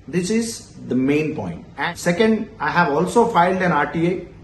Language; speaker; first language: English; non-native, local second language; Telugu